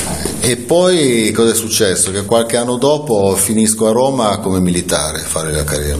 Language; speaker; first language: Italian; native; Italian